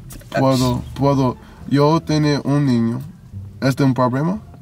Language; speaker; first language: Spanish; non-native, learner; English